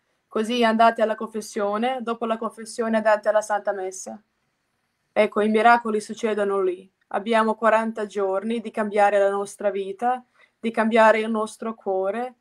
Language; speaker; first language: Italian; non-native, fluent; Croatian